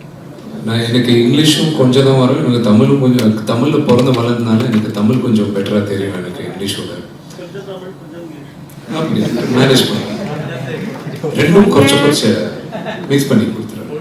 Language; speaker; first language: Tamil; non-native, local second language; Telugu